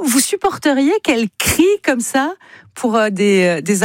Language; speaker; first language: French; native; French